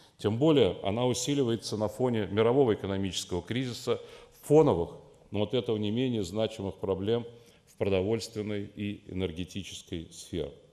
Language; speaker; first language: Russian; native; Russian